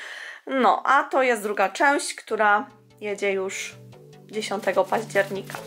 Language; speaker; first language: Polish; native; Polish